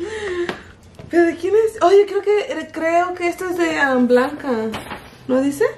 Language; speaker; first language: Spanish; early bilingual, heritage; Spanish